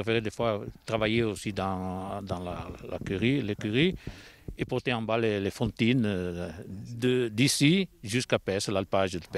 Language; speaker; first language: French; non-native, local second language; Italian